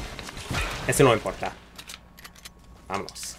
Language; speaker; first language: Spanish; early bilingual, heritage; Spanish